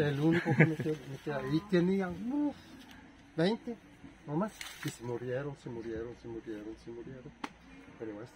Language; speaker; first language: Spanish; non-native, fluent; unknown